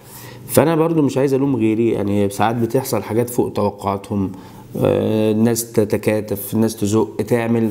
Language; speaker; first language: Arabic; native; Arabic